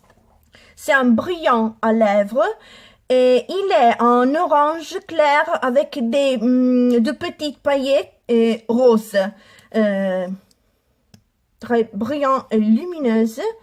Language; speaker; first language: French; non-native, learner; Italian